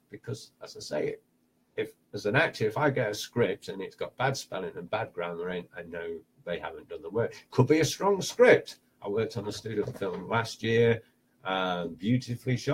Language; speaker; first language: English; native; English